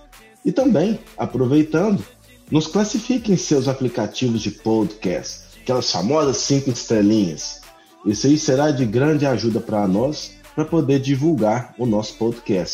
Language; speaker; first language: Portuguese; native; Portuguese